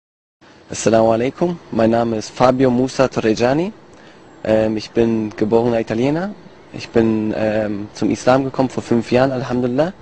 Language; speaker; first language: German; early bilingual, other home language; Italian